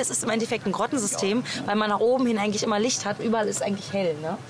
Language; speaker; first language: German; native; German